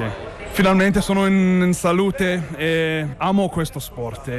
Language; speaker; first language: Italian; non-native, fluent; English